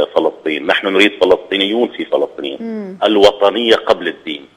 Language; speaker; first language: Arabic; native; Arabic